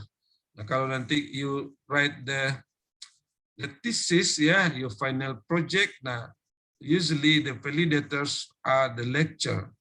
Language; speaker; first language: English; non-native, fluent; Indonesian